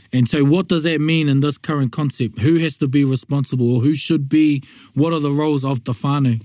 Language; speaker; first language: English; native; English